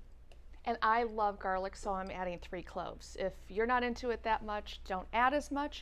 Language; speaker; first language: English; native; English